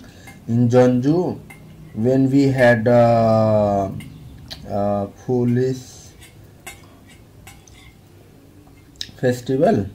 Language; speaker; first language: English; non-native, local second language; Hindi